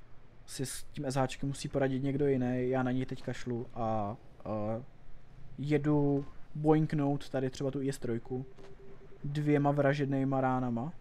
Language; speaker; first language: Czech; native; Czech